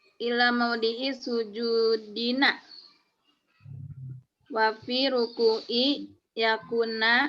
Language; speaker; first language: Arabic; non-native, learner; Indonesian